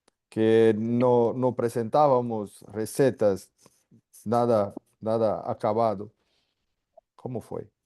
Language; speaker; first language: Spanish; non-native, fluent; Portuguese